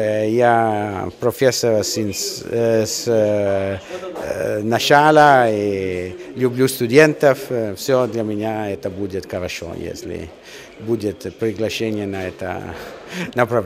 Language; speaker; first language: Russian; non-native, learner; Italian